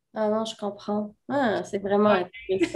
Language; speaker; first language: French; native; French